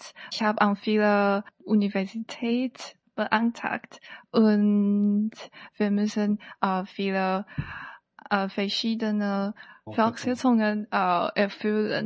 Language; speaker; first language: German; non-native, learner; Chinese